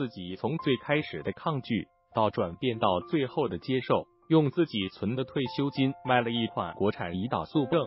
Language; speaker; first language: Chinese; native; Chinese